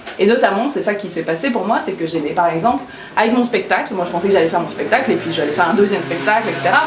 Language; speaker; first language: French; early bilingual, other home language; Korean